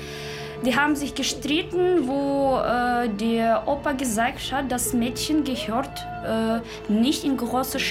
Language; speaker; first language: German; non-native, learner; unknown